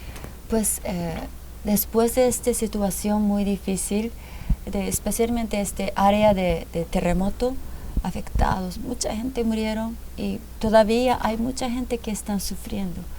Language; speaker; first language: Spanish; non-native, fluent; Japanese